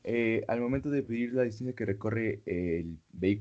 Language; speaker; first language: Spanish; native; Spanish